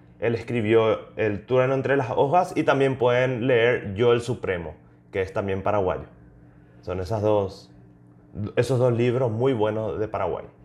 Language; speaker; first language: Spanish; native; Spanish